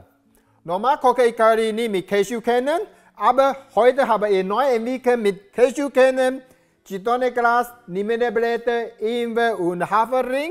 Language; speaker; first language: German; non-native, learner; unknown